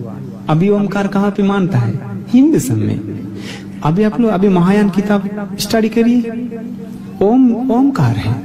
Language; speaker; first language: Hindi; non-native, fluent; Sinhala